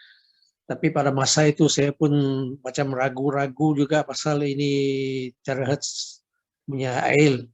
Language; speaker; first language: Indonesian; non-native, local second language; Chinese